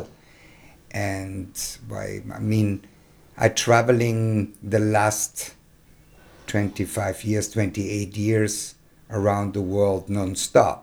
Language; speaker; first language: English; non-native, fluent; German